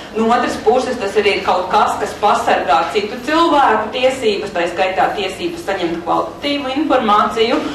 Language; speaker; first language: Latvian; native; Latvian